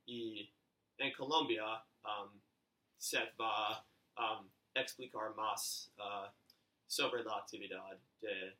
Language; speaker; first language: Spanish; non-native, learner; English